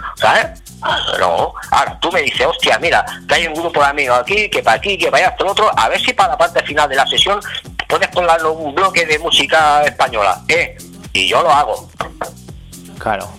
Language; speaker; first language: Spanish; native; Spanish